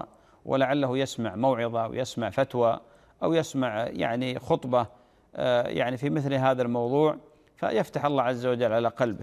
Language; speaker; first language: Arabic; native; Arabic